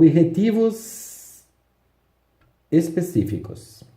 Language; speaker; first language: Spanish; non-native, learner; Portuguese